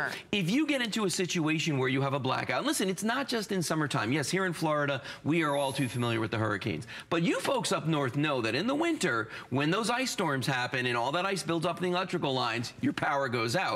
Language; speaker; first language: English; native; English